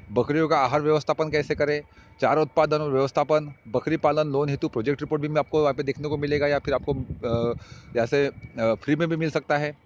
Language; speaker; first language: Hindi; non-native, local second language; Marathi